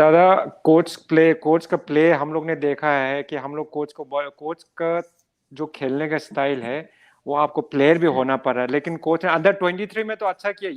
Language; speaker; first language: Hindi; non-native, local second language; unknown